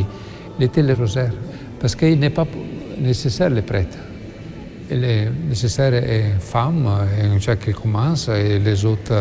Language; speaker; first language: French; non-native, learner; Italian